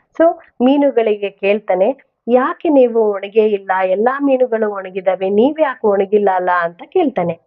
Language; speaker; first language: Kannada; non-native, local second language; Telugu